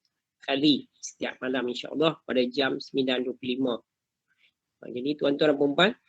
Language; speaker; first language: Malay; native; Malay